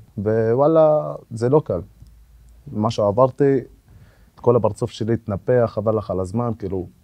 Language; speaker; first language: Hebrew; non-native, local second language; Arabic